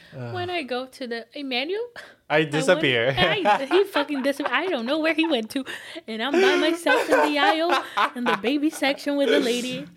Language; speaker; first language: English; non-native, fluent; Portuguese